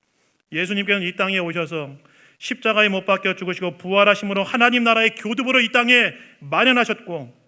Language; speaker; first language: Korean; native; Korean